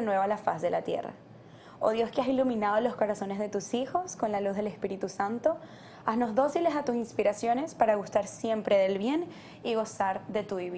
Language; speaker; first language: Spanish; native; Spanish